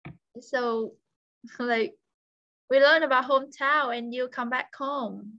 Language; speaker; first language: English; non-native, fluent; Vietnamese